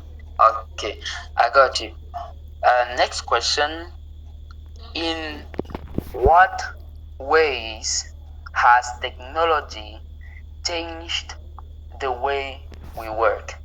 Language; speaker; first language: English; non-native, local second language; French